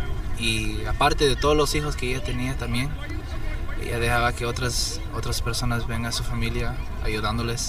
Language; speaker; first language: Spanish; early bilingual, heritage; Spanish